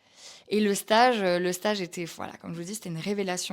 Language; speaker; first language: French; native; French